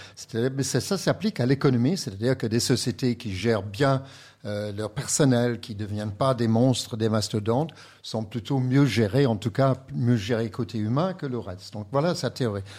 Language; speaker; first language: French; native; French